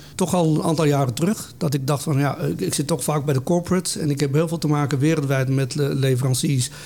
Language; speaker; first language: Dutch; native; Dutch